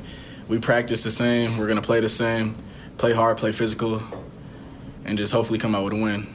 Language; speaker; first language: English; native; English